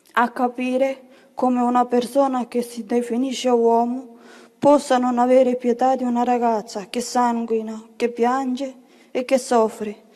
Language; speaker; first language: Italian; non-native, fluent; Bulgarian